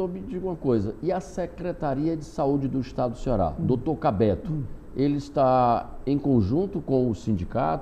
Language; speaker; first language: Portuguese; native; Portuguese